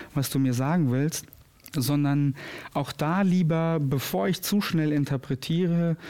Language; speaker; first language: German; early bilingual, other home language; Albanian